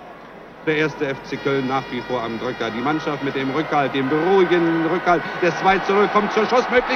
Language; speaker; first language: German; native; German